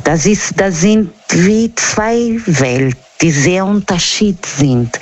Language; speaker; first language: German; non-native, learner; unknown